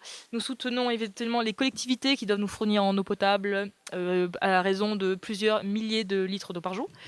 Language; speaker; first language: French; native; French